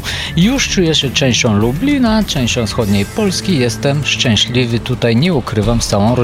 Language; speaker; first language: Polish; non-native, fluent; Bulgarian